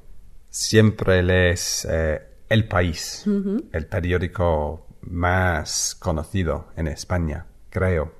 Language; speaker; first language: Spanish; non-native, fluent; English